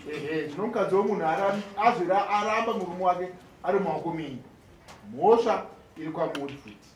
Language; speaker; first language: Shona; native; Shona